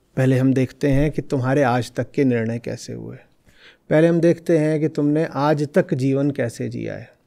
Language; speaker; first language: Hindi; native; Hindi